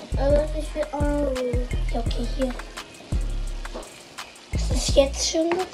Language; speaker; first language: German; early bilingual, other home language; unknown